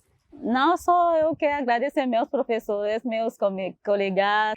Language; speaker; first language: Portuguese; non-native, learner; Haitian Creole